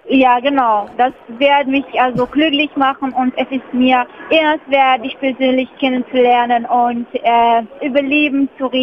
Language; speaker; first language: German; non-native, fluent; Arabic